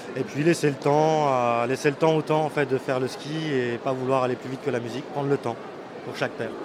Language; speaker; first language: French; native; French